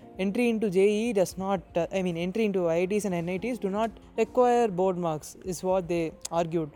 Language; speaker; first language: English; non-native, local second language; Tamil